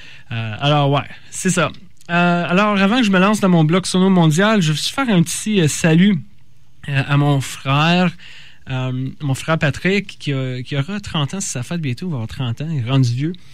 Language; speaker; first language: French; native; French